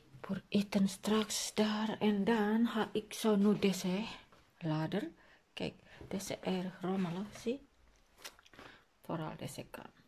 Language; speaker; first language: Dutch; non-native, learner; Indonesian